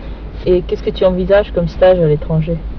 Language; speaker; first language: French; native; French